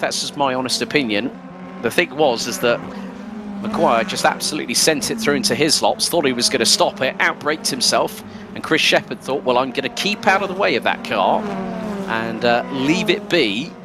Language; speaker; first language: English; native; English